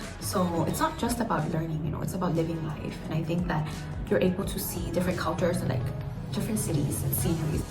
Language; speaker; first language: English; non-native, fluent; Thai